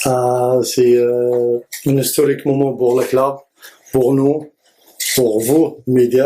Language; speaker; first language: French; non-native, learner; Arabic